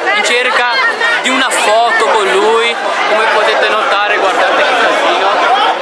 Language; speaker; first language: Italian; early bilingual, other home language; Urdu